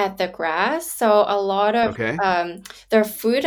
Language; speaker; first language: English; non-native, local second language; Cantonese